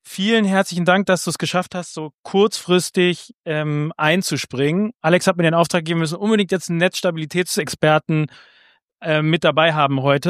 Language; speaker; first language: German; native; German